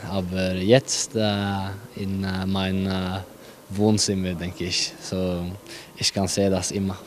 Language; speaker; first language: German; non-native, learner; Norwegian